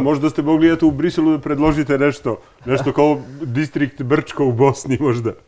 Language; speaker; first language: Bosnian; native; Bosnian